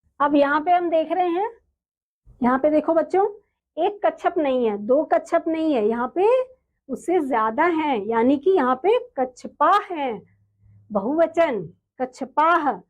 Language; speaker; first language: Hindi; native; Hindi